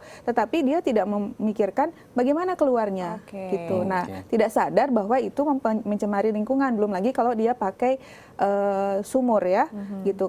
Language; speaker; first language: Indonesian; native; Indonesian